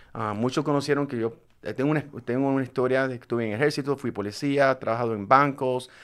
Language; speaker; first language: Spanish; native; Spanish